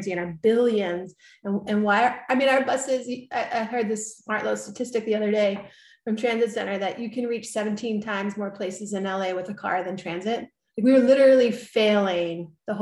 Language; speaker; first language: English; native; English